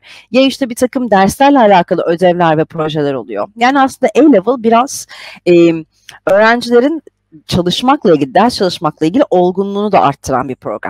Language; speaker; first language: Turkish; native; Turkish